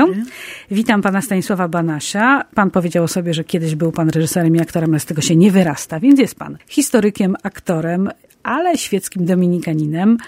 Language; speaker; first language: Polish; native; Polish